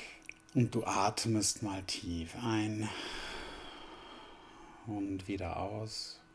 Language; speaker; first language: German; native; German